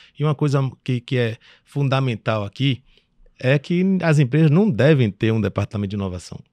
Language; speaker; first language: Portuguese; early bilingual, other home language; French